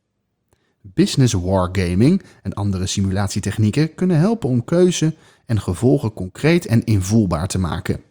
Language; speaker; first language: Dutch; native; Dutch